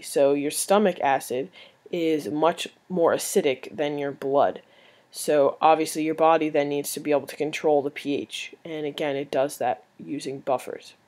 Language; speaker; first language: English; native; English